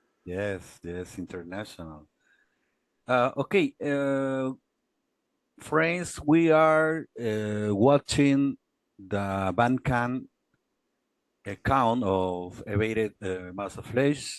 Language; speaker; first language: English; non-native, learner; Spanish